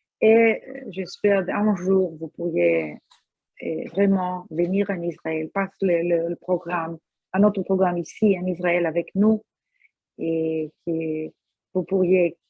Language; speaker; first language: French; non-native, fluent; Hebrew